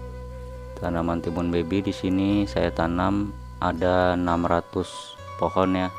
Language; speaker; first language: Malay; non-native, local second language; Sundanese